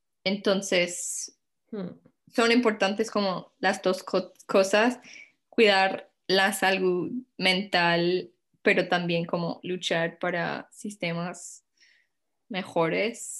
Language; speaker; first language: Spanish; non-native, fluent; English